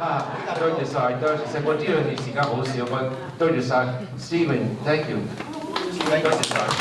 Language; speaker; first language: Cantonese; early bilingual, heritage; English